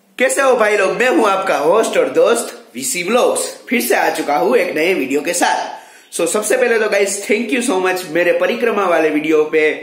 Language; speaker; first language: Hindi; non-native, local second language; Gujarati